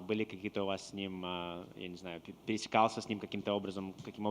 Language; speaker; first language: Russian; native; Russian